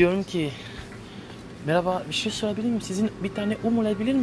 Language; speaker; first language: Turkish; non-native, learner; French